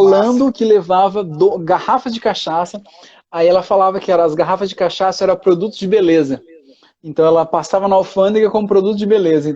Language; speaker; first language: Portuguese; native; Portuguese